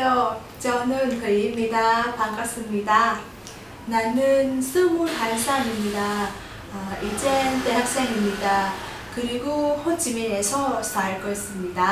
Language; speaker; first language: Korean; non-native, learner; Vietnamese